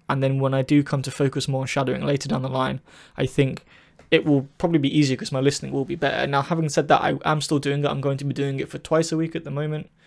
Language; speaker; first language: English; native; English